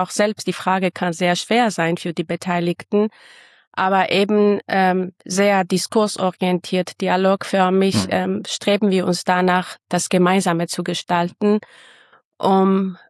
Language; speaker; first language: German; non-native, fluent; Armenian